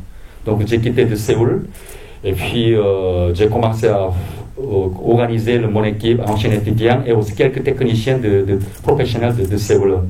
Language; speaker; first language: French; non-native, fluent; Korean